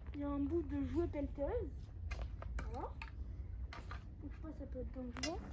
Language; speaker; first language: French; native; French